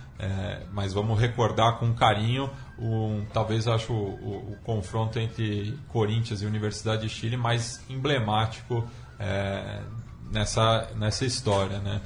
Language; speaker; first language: Portuguese; native; Portuguese